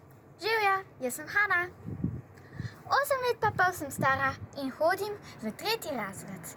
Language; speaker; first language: Slovenian; early bilingual, heritage; Slovenian